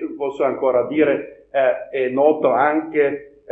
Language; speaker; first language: Italian; non-native, fluent; German